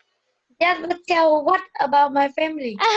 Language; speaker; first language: English; non-native, learner; Vietnamese